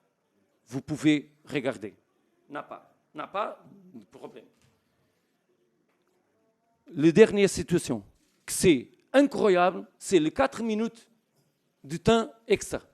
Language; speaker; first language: French; non-native, learner; Portuguese